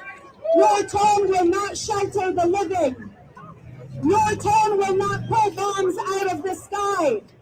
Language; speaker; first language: English; native; English